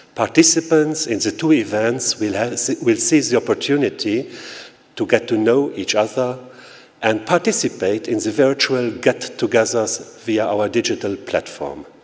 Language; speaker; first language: English; non-native, fluent; Luxembourgish